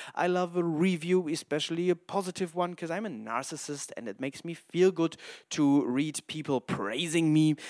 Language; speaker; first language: English; non-native, fluent; German